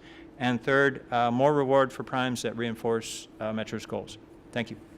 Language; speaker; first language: English; native; English